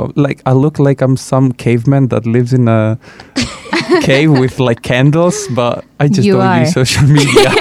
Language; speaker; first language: English; non-native, fluent; Hungarian